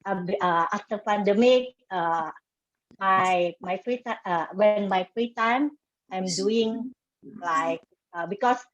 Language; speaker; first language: English; non-native, learner; Indonesian